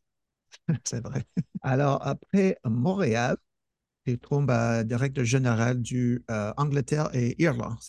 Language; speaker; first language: French; non-native, fluent; English